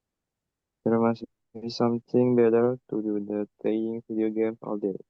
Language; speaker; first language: English; non-native, learner; Indonesian